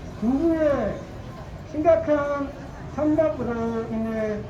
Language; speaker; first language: Korean; non-native, fluent; Burmese